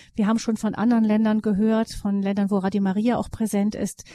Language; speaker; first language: German; native; German